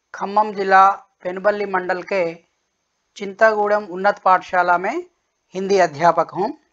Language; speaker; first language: Hindi; non-native, local second language; Telugu